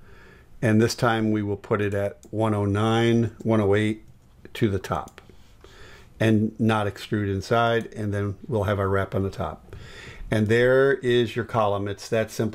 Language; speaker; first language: English; native; English